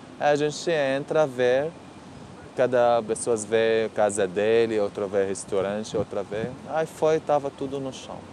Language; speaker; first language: Portuguese; non-native, learner; Arabic